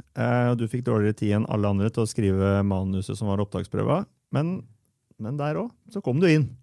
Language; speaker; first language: Norwegian; native; Norwegian